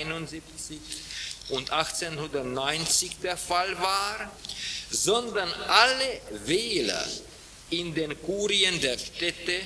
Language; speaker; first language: German; non-native, fluent; Czech